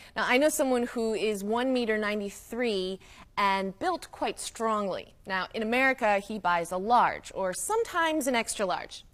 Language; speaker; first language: English; native; English